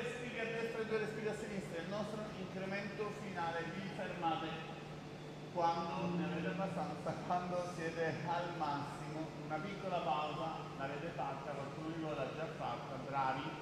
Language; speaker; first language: Italian; native; Italian